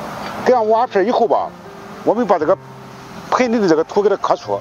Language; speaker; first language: Chinese; native; Chinese